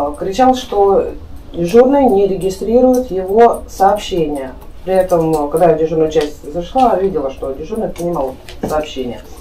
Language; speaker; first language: Russian; native; Russian